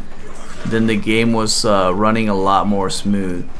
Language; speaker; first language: English; native; English